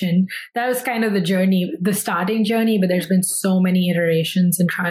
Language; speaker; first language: English; non-native, local second language; Hindi